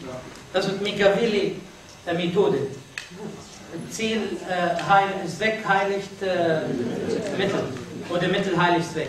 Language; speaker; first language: German; non-native, fluent; Arabic